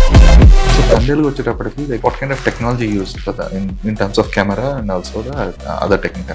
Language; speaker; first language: Telugu; native; Telugu